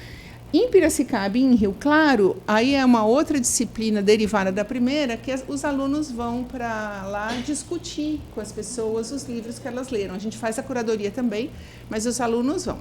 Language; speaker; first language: Portuguese; native; Portuguese